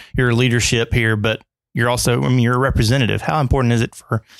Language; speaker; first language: English; native; English